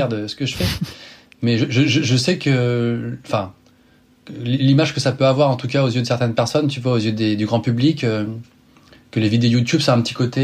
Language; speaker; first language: French; native; French